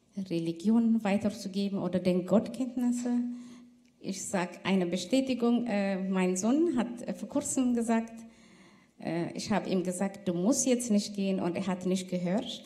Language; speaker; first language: German; non-native, fluent; Tigrinya